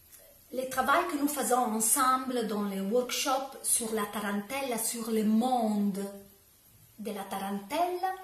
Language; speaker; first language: French; non-native, learner; Italian